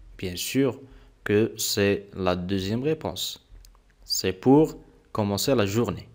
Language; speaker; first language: French; non-native, local second language; Arabic